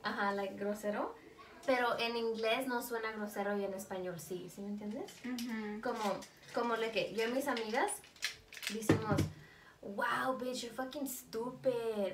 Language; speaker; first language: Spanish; early bilingual, heritage; Spanish